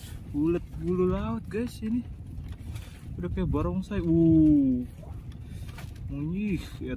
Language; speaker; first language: Indonesian; non-native, local second language; Sundanese